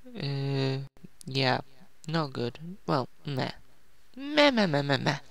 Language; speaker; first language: English; native; English